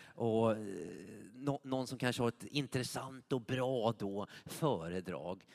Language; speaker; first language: Swedish; native; Swedish